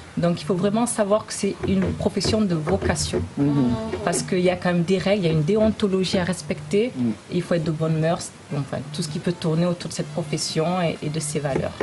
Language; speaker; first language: French; early bilingual, other home language; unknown